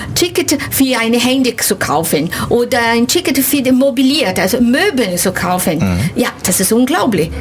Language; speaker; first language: German; non-native, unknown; Portuguese